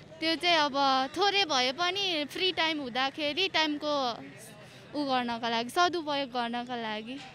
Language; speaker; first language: Nepali; native; Nepali